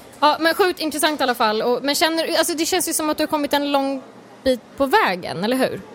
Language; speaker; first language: Swedish; native; Swedish